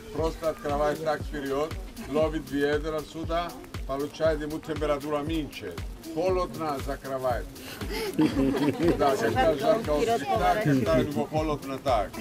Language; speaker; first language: Russian; non-native, learner; Greek